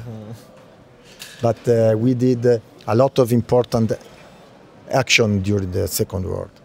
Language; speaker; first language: English; non-native, learner; Italian